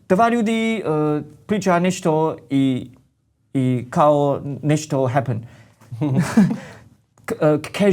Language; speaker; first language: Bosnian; non-native, learner; Chinese